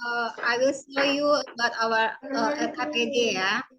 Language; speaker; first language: English; non-native, learner; Indonesian